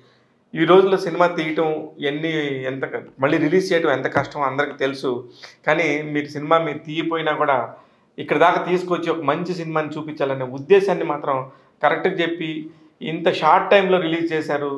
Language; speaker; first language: Telugu; native; Telugu